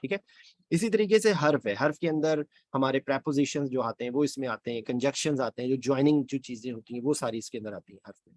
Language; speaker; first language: Urdu; native; Urdu